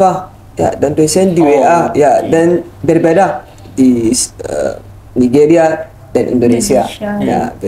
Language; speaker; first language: Indonesian; non-native, learner; Hausa